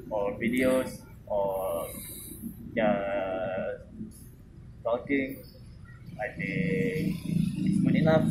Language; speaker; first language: English; non-native, learner; Indonesian